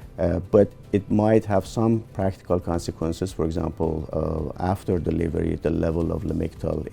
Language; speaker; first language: English; non-native, fluent; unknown